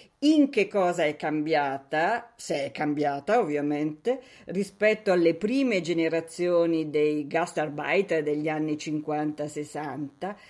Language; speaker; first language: Italian; native; Italian